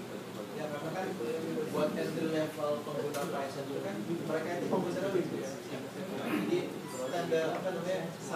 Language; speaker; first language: Indonesian; native; Indonesian